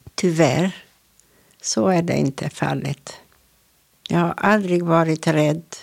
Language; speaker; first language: Swedish; non-native, fluent; Hungarian